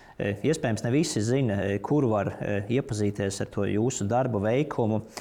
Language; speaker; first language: Latvian; native; Latvian